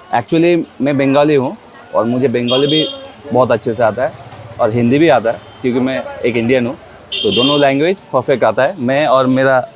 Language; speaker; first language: Hindi; non-native, local second language; Bangla